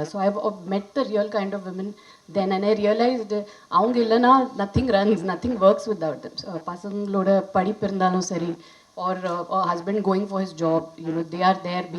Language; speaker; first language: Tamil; non-native, fluent; Hindi